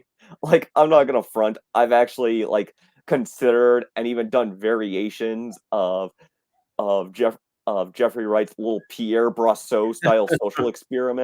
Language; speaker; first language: English; native; English